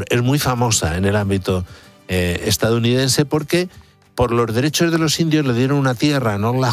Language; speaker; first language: Spanish; native; Spanish